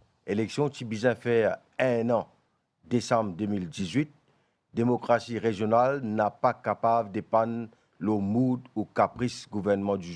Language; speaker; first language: French; non-native, local second language; Morisyen